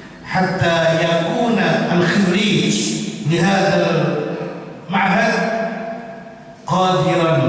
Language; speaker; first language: Arabic; non-native, fluent; Indonesian